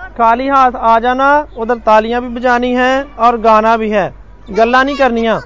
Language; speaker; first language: Urdu; non-native, local second language; Punjabi